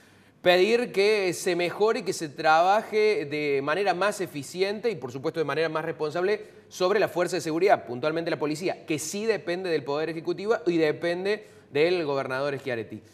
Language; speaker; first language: Spanish; native; Spanish